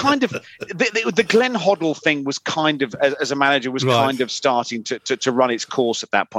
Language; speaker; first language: English; native; English